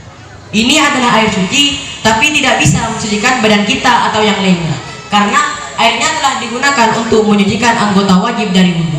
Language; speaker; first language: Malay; non-native, local second language; Madurese